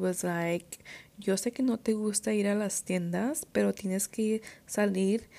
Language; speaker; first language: Spanish; early bilingual, heritage; Spanish